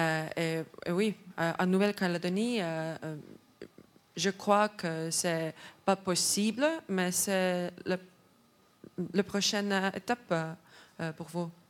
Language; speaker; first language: French; non-native, learner; Estonian